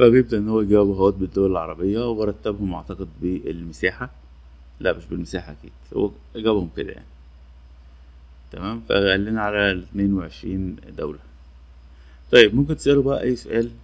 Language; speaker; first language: Arabic; native; Arabic